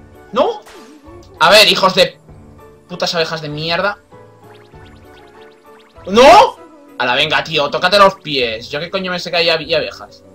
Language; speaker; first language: Spanish; native; Spanish